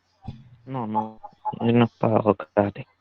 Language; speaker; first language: French; non-native, learner; Arabic